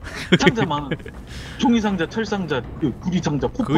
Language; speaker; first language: Korean; native; Korean